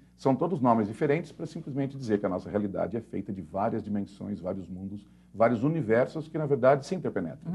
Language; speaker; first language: Portuguese; native; Portuguese